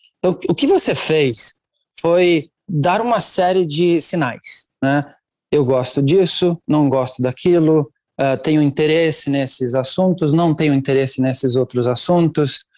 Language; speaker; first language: Portuguese; non-native, fluent; Italian